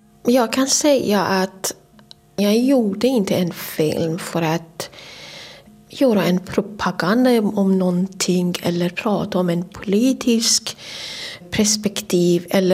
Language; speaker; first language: Swedish; non-native, fluent; Persian